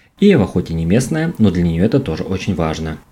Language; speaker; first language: Russian; native; Russian